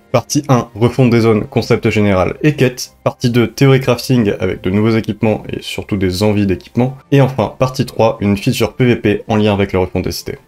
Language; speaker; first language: French; native; French